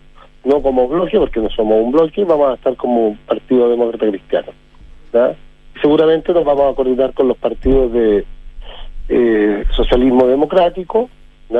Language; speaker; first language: Spanish; native; Spanish